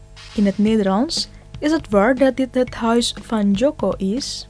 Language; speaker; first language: Dutch; non-native, fluent; Indonesian